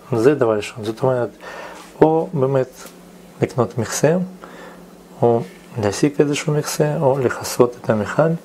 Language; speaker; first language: Hebrew; non-native, fluent; Russian